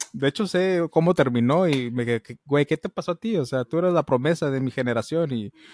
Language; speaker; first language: Spanish; early bilingual, heritage; Spanish